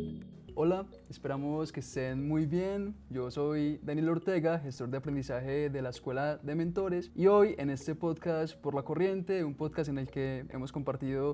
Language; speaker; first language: Spanish; native; Spanish